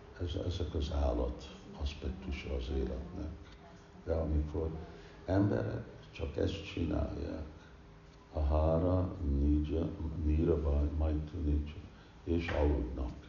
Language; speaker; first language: Hungarian; early bilingual, heritage; Hungarian